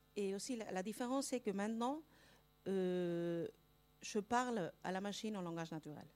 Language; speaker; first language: French; non-native, fluent; Spanish